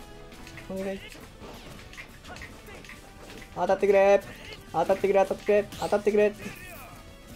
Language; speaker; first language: Japanese; native; Japanese